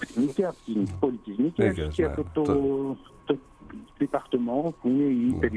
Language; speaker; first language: Greek; early bilingual, heritage; Greek